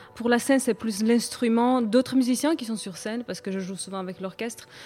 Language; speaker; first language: French; non-native, fluent; Georgian